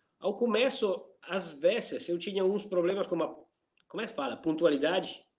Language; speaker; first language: Portuguese; non-native, fluent; Italian